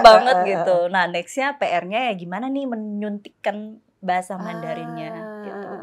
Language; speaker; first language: Indonesian; native; Indonesian